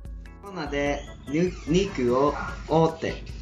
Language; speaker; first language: Japanese; non-native, learner; English